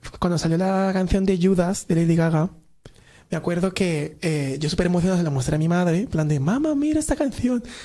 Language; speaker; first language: Spanish; native; Spanish